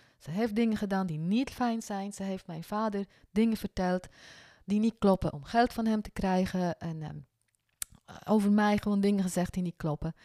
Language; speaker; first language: Dutch; non-native, fluent; French